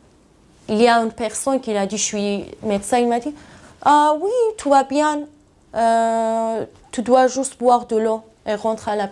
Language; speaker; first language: French; non-native, learner; Persian